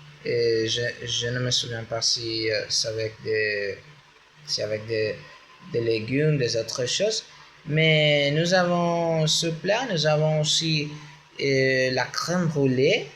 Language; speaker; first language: French; non-native, learner; Spanish